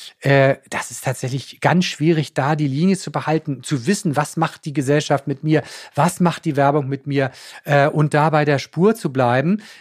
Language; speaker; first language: German; native; German